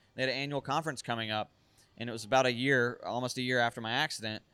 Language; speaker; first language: English; native; English